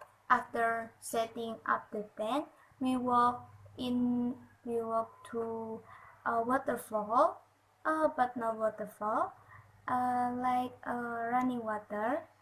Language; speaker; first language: English; non-native, learner; Indonesian